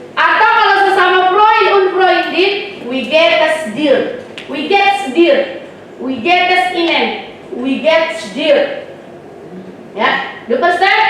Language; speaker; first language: German; non-native, learner; Indonesian